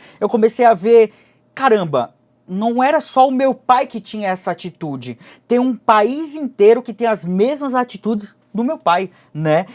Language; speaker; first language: Portuguese; early bilingual, other home language; Japanese